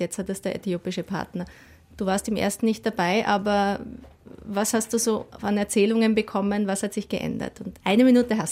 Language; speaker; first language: German; native; German